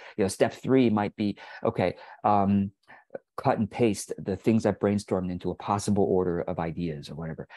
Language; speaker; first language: English; early bilingual, other home language; Chinese